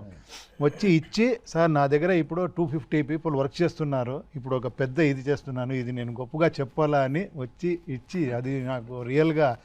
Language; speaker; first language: Telugu; non-native, local second language; Kannada